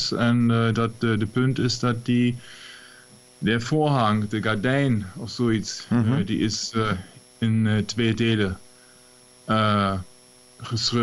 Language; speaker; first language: Dutch; non-native, fluent; German